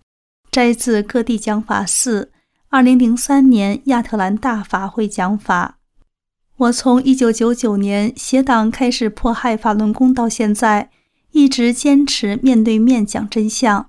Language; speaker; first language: Chinese; native; Chinese